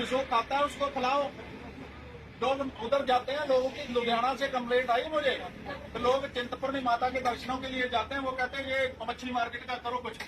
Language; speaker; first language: Hindi; non-native, local second language; Punjabi